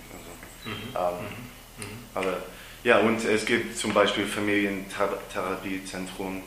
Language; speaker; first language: German; non-native, learner; English